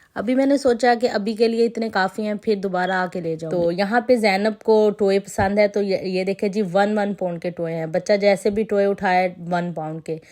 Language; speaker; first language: Urdu; non-native, local second language; Punjabi